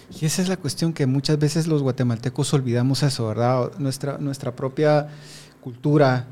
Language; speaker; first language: Spanish; native; Spanish